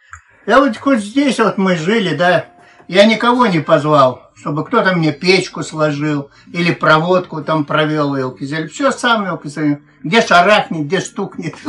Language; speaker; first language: Russian; native; Russian